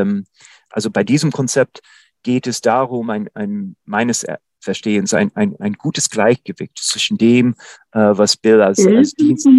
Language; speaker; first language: German; non-native, fluent; English